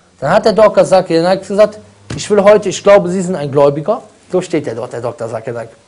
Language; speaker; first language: German; native; German